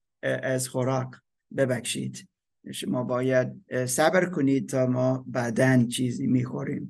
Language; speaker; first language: Persian; non-native, learner; German